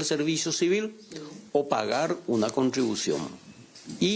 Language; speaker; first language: Spanish; native; Spanish